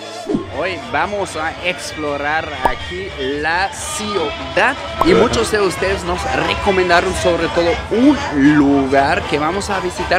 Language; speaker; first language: Spanish; non-native, fluent; German